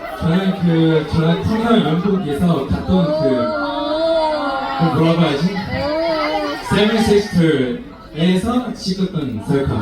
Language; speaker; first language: Korean; non-native, fluent; Chinese